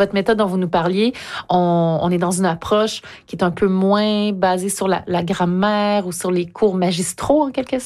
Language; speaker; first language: French; native; French